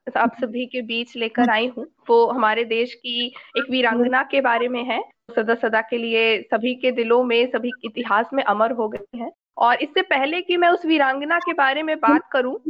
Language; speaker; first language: Hindi; native; Hindi